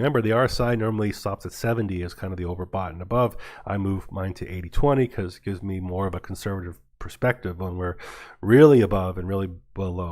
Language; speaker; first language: English; native; English